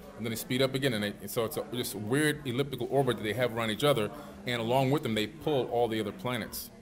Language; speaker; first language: English; native; English